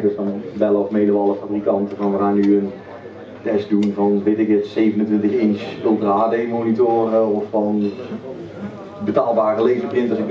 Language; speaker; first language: Dutch; native; Dutch